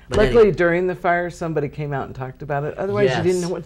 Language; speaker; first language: English; native; English